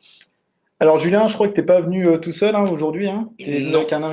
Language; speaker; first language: French; native; French